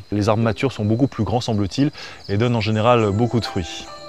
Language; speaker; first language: French; native; French